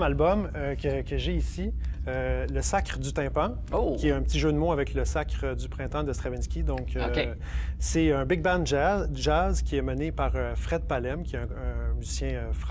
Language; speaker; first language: French; native; French